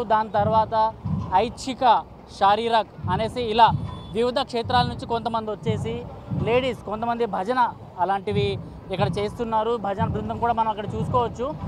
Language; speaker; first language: Telugu; native; Telugu